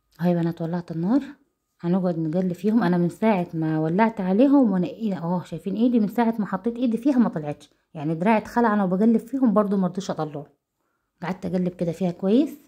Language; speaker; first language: Arabic; native; Arabic